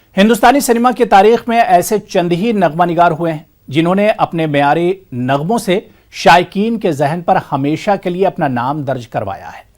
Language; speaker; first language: Urdu; native; Urdu